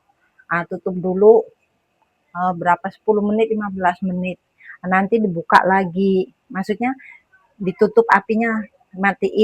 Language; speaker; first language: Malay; non-native, local second language; Indonesian